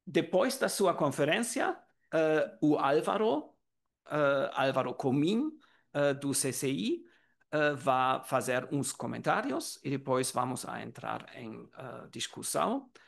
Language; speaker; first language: Portuguese; non-native, learner; German